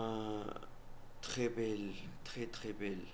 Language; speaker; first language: French; non-native, learner; Spanish